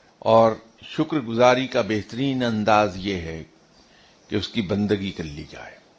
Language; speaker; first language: Urdu; non-native, local second language; Punjabi